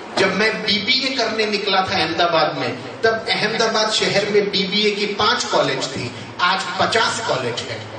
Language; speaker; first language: Hindi; native; Hindi